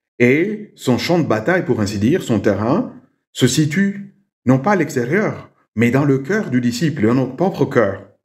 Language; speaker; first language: French; non-native, local second language; Swahili